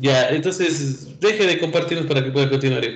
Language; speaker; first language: Spanish; native; Spanish